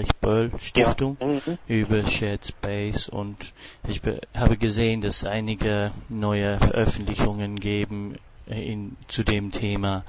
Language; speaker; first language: German; non-native, fluent; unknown